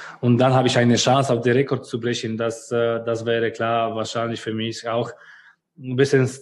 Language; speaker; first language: German; non-native, learner; Polish